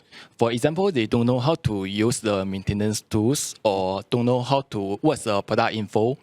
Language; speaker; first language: English; non-native, local second language; Chinese